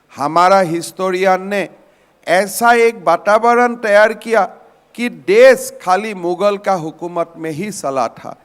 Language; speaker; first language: Hindi; non-native, local second language; Assamese